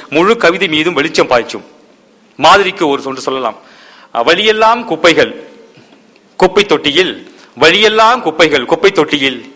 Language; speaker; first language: Tamil; early bilingual, heritage; Tamil